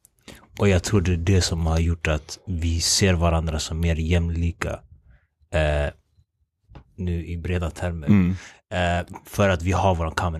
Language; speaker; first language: Swedish; early bilingual, other home language; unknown